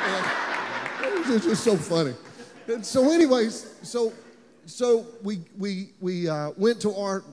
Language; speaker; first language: English; native; English